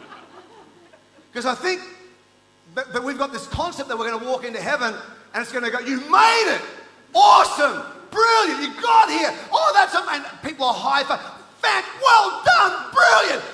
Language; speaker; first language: English; native; English